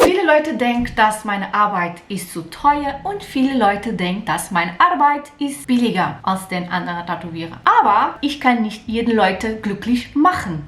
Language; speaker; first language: German; non-native, learner; Portuguese